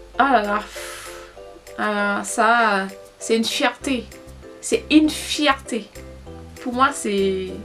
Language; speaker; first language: French; non-native, local second language; Haitian Creole